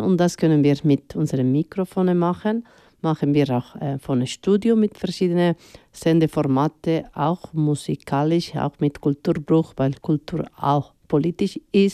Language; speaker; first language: German; non-native, fluent; Spanish